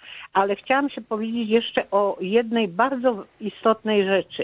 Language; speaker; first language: Polish; native; Polish